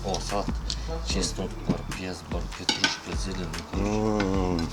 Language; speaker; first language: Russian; non-native, local second language; Kyrgyz